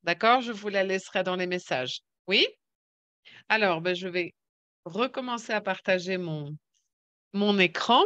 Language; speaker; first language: French; native; French